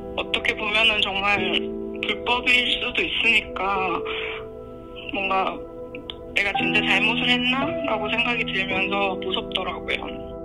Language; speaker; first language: Korean; early bilingual, other home language; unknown